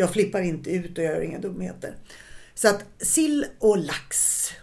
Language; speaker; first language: Swedish; native; Swedish